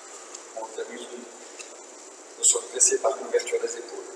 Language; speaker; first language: French; native; French